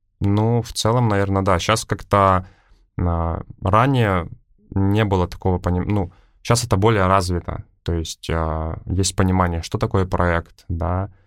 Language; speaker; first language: Russian; native; Russian